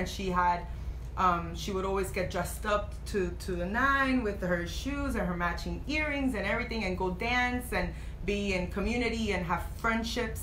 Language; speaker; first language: English; native; English